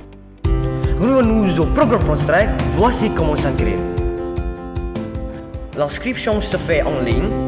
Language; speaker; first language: French; non-native, learner; Indonesian